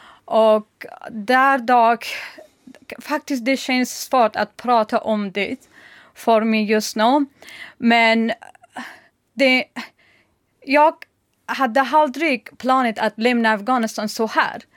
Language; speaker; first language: Swedish; non-native, learner; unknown